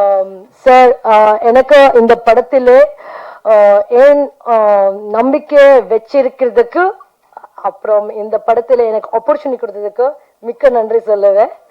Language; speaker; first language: Tamil; non-native, learner; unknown